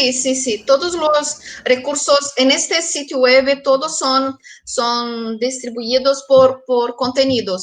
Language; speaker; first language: Spanish; non-native, fluent; Portuguese